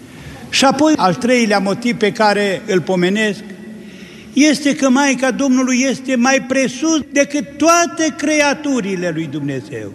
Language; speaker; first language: Romanian; native; Romanian